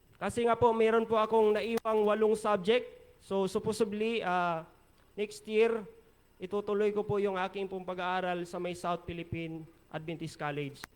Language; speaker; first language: Filipino; non-native, local second language; Hiligaynon